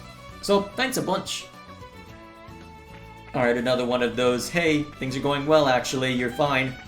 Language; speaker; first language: English; native; English